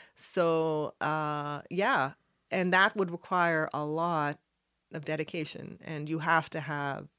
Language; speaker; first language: English; non-native, fluent; Arabic